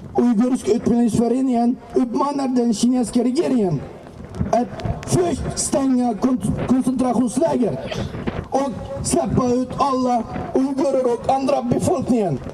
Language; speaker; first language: Swedish; non-native, learner; Uyghur